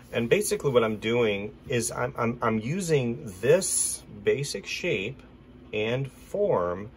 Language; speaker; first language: English; native; English